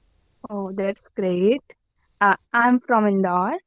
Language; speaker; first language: English; non-native, learner; Hindi